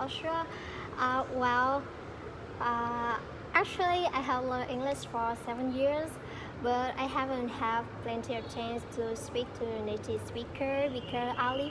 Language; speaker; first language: English; non-native, fluent; Vietnamese